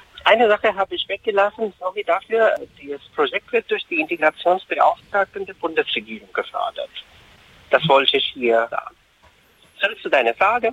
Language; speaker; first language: German; non-native, fluent; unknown